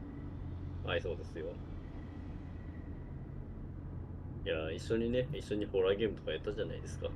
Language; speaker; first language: Japanese; native; Japanese